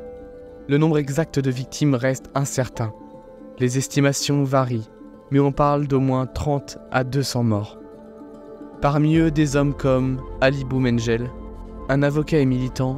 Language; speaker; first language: French; native; French